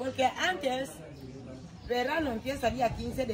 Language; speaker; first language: Spanish; non-native, local second language; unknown